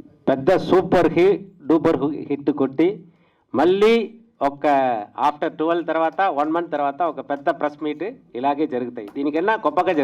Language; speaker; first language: Telugu; native; Telugu